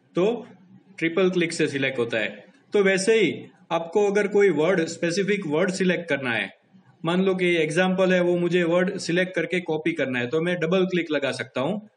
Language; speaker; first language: Hindi; non-native, local second language; Gujarati